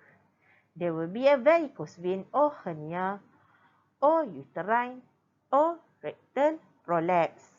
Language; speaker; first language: English; non-native, local second language; Malay